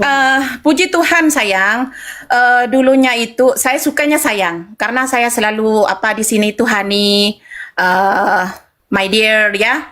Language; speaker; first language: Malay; non-native, local second language; Madurese